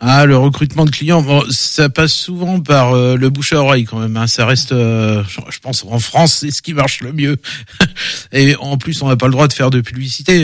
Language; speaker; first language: French; native; French